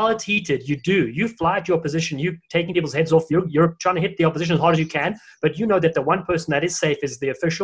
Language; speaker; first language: English; native; English